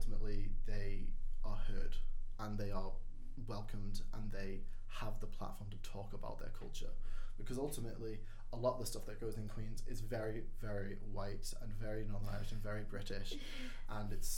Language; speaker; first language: English; native; English